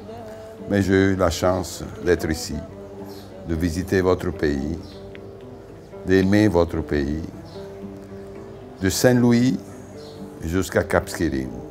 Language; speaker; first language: French; non-native, fluent; Italian